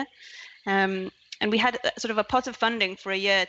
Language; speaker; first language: English; native; English